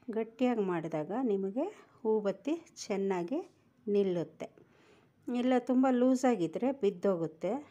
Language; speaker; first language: Kannada; non-native, local second language; Telugu